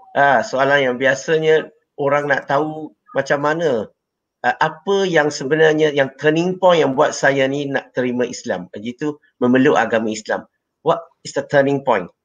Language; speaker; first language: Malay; non-native, local second language; Chinese